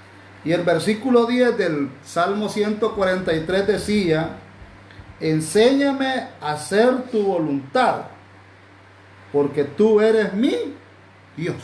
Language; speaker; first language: Spanish; native; Spanish